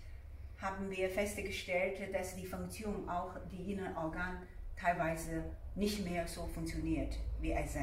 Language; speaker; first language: German; non-native, fluent; Chinese